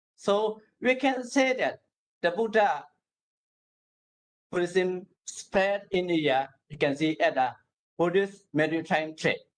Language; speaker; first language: English; non-native, learner; Burmese